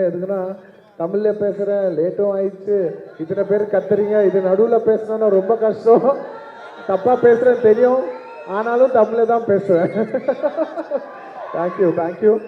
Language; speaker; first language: Tamil; non-native, local second language; Telugu